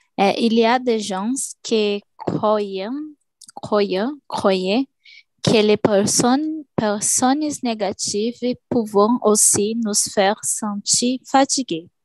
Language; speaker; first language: French; non-native, learner; Portuguese